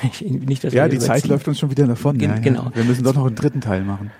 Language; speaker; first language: German; native; German